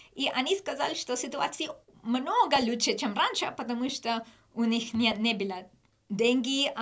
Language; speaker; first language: Russian; non-native, learner; English